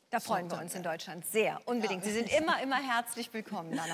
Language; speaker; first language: German; native; German